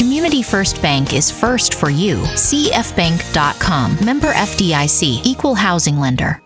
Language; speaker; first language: English; native; English